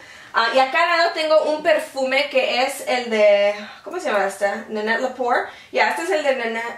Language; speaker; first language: Spanish; early bilingual, heritage; Spanish